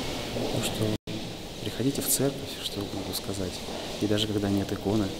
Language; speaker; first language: Russian; native; Russian